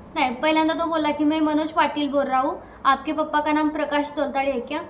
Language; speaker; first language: Hindi; non-native, local second language; Marathi